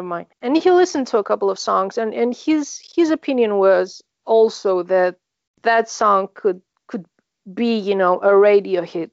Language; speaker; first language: English; non-native, fluent; Greek